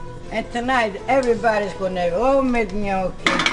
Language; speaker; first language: English; non-native, fluent; Italian